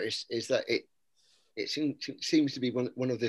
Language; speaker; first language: English; native; English